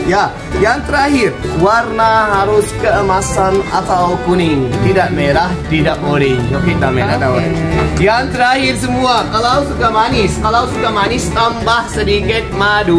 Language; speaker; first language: Indonesian; non-native, fluent; Turkish